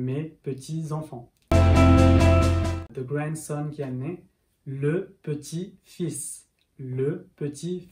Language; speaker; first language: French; early bilingual, other home language; Sinhala